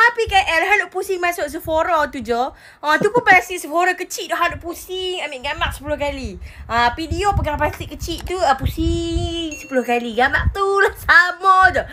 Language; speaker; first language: Malay; native; Malay